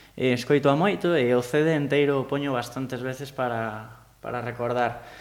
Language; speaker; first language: Galician; native; Galician